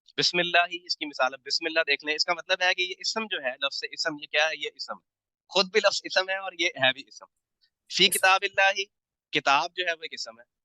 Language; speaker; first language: Urdu; native; Urdu